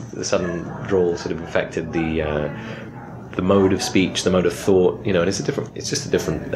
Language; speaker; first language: English; native; English